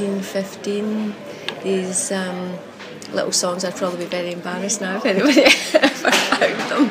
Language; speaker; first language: English; native; English